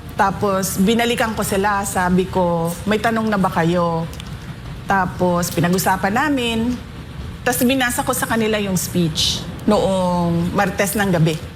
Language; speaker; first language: Filipino; non-native, local second language; Cebuano